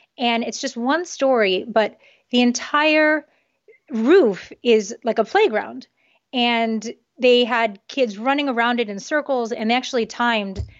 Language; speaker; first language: English; early bilingual, other home language; Japanese